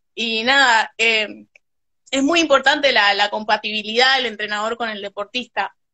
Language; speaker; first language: Spanish; native; Spanish